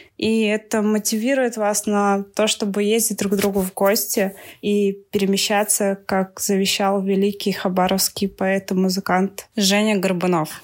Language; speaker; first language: Russian; native; Russian